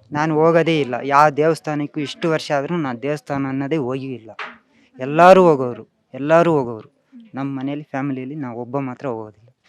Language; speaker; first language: Kannada; native; Kannada